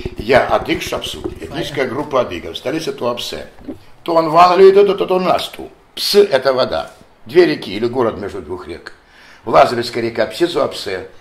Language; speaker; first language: Russian; non-native, local second language; Adyghe